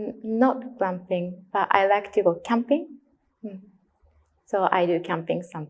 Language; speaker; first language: English; non-native, learner; Japanese